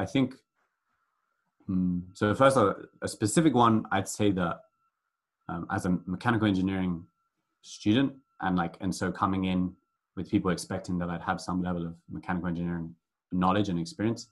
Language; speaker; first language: English; native; English